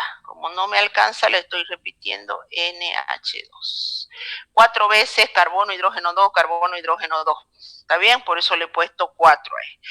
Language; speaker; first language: Spanish; native; Spanish